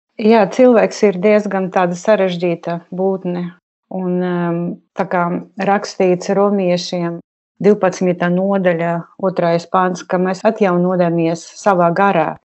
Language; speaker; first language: Latvian; non-native, local second language; Russian